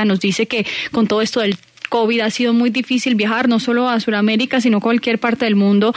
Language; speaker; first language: Spanish; native; Spanish